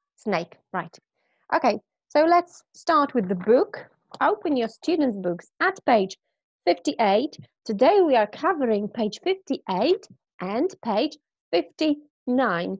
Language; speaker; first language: English; non-native, fluent; Polish